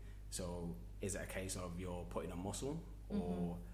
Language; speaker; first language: English; native; English